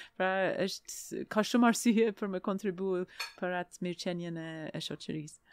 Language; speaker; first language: Albanian; non-native, fluent; English